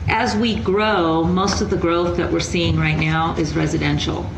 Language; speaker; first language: English; early bilingual, other home language; Spanish